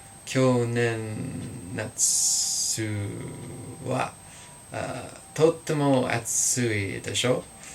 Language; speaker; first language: Japanese; non-native, learner; English